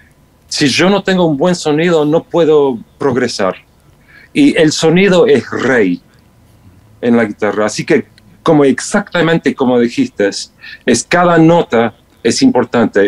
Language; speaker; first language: Spanish; non-native, fluent; English